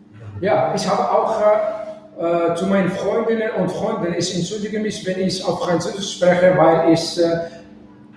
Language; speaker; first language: German; non-native, fluent; Arabic